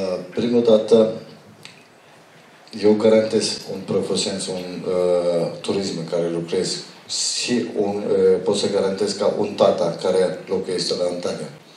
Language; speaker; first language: Romanian; non-native, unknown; Turkish